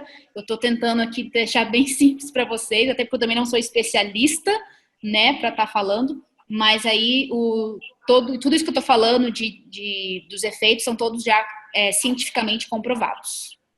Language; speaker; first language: Portuguese; native; Portuguese